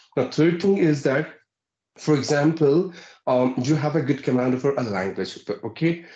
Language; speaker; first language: English; non-native, local second language; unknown